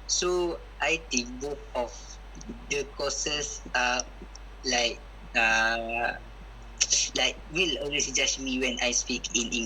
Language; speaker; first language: English; non-native, local second language; Malay